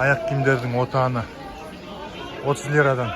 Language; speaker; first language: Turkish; non-native, learner; Kazakh